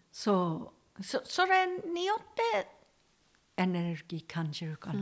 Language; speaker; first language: Japanese; non-native, fluent; English